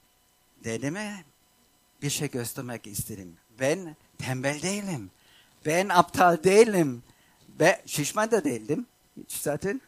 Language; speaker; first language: Turkish; non-native, fluent; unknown